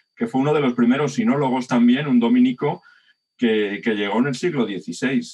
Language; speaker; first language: Spanish; native; Spanish